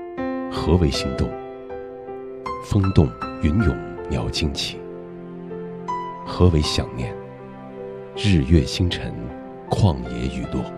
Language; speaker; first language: Chinese; native; Chinese